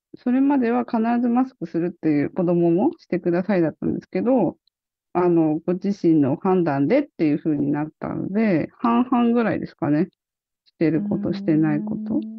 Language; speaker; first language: Japanese; native; Japanese